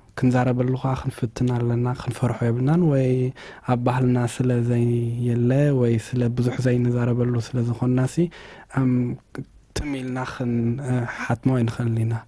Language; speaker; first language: Tigrinya; early bilingual, heritage; Tigrinya